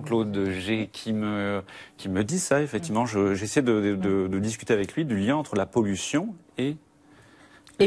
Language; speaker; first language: French; native; French